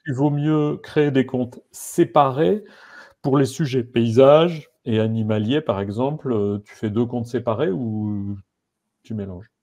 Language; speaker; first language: French; native; French